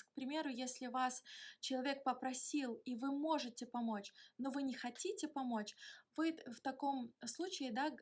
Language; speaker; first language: Russian; native; Russian